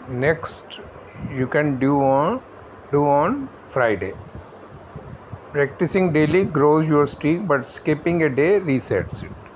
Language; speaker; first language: English; non-native, local second language; Hindi